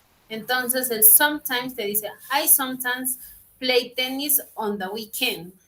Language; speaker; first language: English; non-native, learner; Spanish